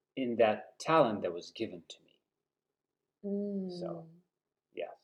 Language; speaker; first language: English; non-native, fluent; Uzbek